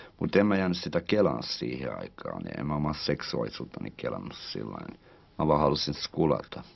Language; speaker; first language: Finnish; early bilingual, heritage; Finnish